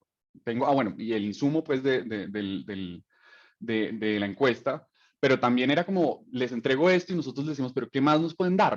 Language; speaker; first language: Spanish; native; Spanish